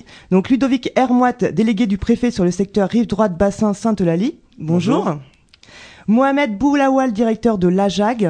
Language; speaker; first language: French; native; French